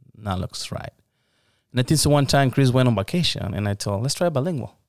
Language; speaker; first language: English; non-native, learner; Spanish